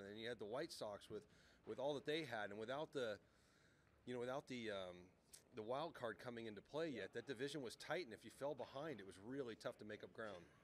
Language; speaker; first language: English; native; English